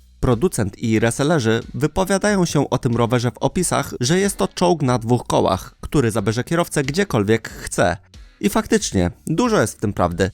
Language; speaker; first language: Polish; native; Polish